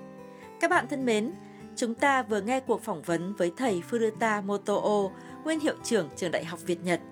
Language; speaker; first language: Vietnamese; native; Vietnamese